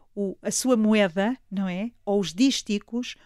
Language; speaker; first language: Portuguese; native; Portuguese